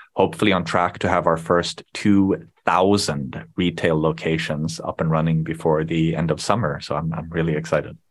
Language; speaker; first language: English; non-native, fluent; Swedish